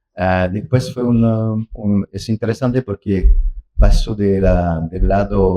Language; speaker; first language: Spanish; non-native, learner; French